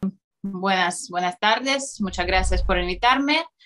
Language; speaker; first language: Spanish; non-native, fluent; Russian